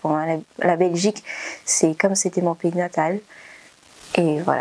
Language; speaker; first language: French; early bilingual, other home language; Portuguese